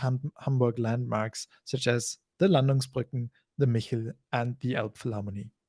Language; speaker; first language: English; non-native, fluent; German